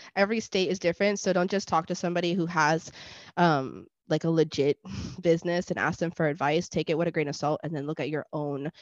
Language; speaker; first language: English; non-native, fluent; Spanish